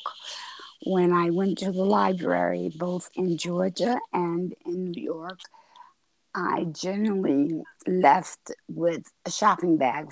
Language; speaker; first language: English; native; English